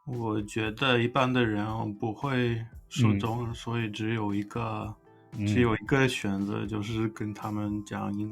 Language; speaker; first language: Chinese; non-native, fluent; English